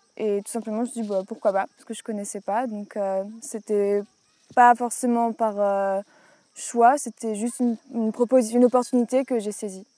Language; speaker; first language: French; native; French